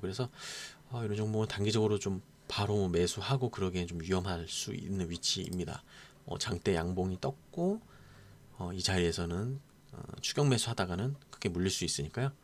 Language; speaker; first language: Korean; native; Korean